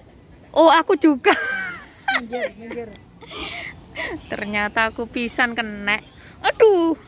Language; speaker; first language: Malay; non-native, local second language; Javanese